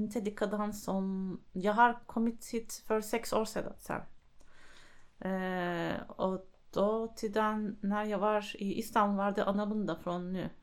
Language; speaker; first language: Swedish; non-native, fluent; Turkish